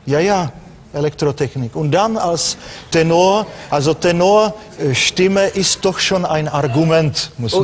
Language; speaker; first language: German; non-native, fluent; Czech